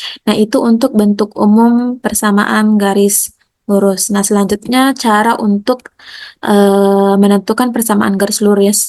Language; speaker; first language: Indonesian; native; Indonesian